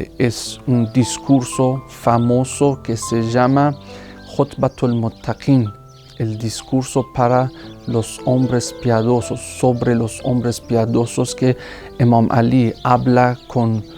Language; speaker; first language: Spanish; non-native, fluent; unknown